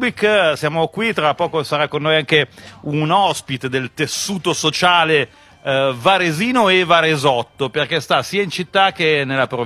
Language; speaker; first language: Italian; native; Italian